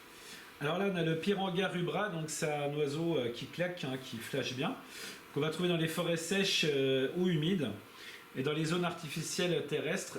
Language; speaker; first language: French; native; French